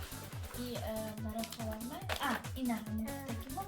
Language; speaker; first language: Persian; early bilingual, heritage; Tajik